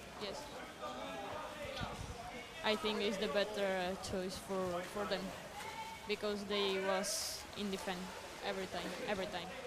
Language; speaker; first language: English; non-native, learner; Spanish